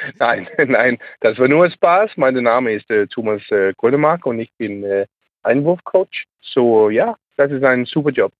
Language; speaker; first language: German; non-native, learner; Danish